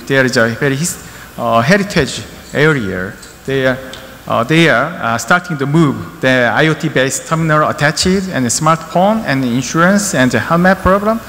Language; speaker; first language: English; non-native, learner; Korean